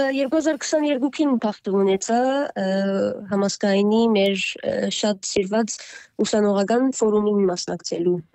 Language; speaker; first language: Armenian; early bilingual, heritage; Armenian